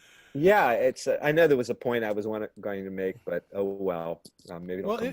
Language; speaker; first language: English; native; English